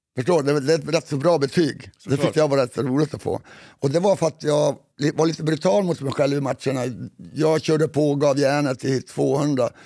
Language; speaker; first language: Swedish; native; Swedish